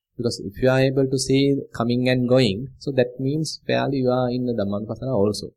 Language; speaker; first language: English; non-native, local second language; Sinhala